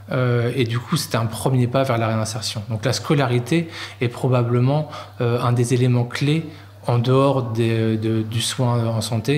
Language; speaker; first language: French; native; French